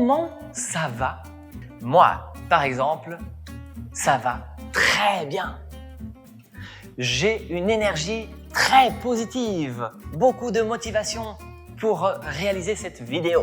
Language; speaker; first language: French; non-native, fluent; Spanish